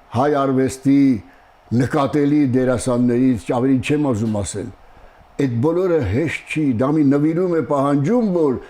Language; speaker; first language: Armenian; native; Armenian